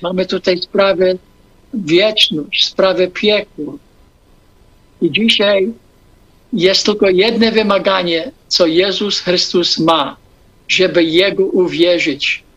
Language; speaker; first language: Polish; early bilingual, heritage; English